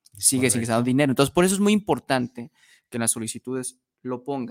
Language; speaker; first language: Spanish; native; Spanish